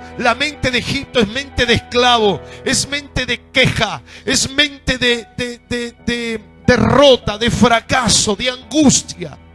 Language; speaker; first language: Spanish; native; Spanish